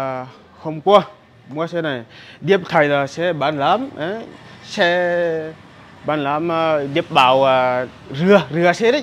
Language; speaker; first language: Vietnamese; non-native, learner; Portuguese